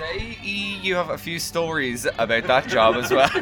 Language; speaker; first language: English; native; English